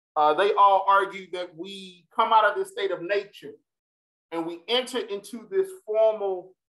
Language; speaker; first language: English; native; English